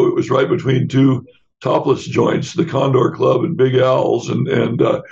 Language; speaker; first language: English; native; English